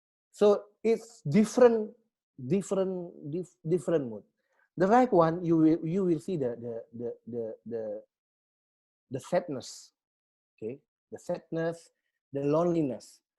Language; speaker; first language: English; non-native, learner; Indonesian